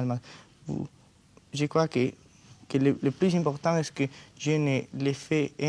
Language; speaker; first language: French; non-native, learner; Spanish